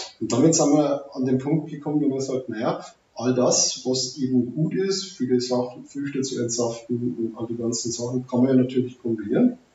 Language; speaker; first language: German; native; German